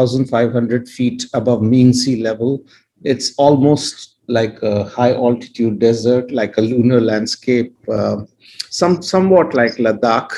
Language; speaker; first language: English; non-native, local second language; Hindi